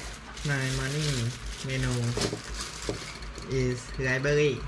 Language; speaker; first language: English; non-native, learner; Thai